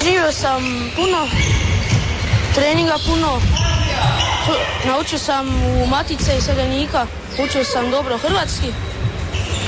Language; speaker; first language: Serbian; early bilingual, heritage; English